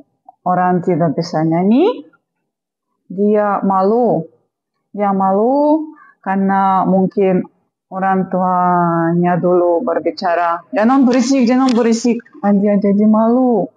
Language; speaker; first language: Indonesian; non-native, fluent; Russian